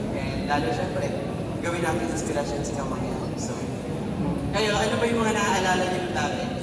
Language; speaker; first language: Filipino; native; Filipino